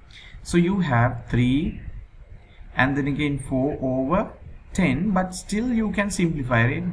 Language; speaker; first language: English; non-native, local second language; Sinhala